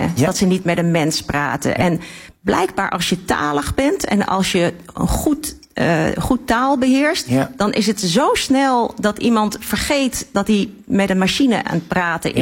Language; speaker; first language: Dutch; native; Dutch